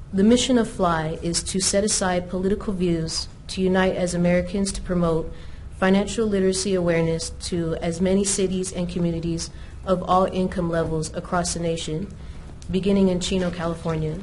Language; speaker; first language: English; native; English